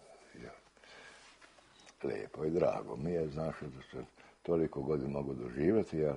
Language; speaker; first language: Serbian; early bilingual, heritage; Croatian